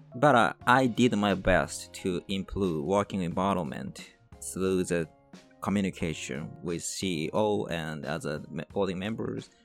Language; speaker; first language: English; non-native, fluent; Japanese